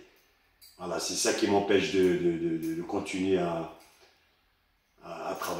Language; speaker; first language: French; early bilingual, other home language; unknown